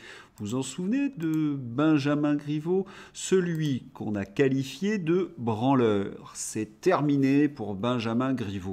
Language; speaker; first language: French; native; French